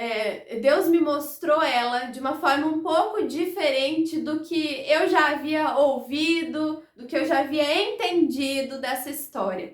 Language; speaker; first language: Portuguese; native; Portuguese